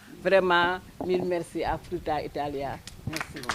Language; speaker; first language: French; non-native, local second language; Wolof